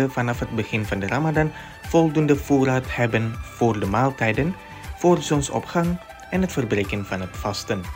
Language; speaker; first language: Dutch; non-native, fluent; Indonesian